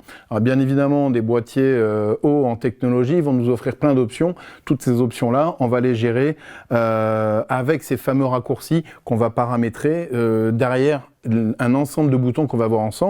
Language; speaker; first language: French; native; French